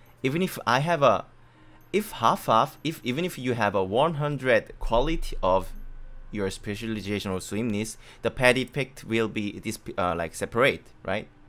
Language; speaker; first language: English; non-native, learner; Korean